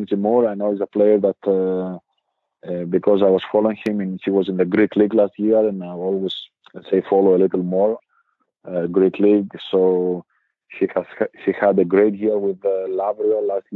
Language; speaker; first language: English; non-native, fluent; Greek